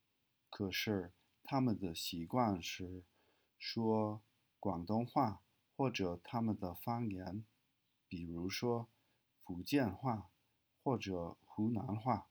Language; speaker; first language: Chinese; non-native, fluent; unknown